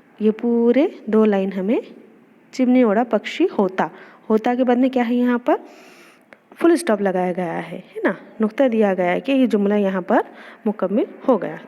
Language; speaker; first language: Hindi; non-native, local second language; Urdu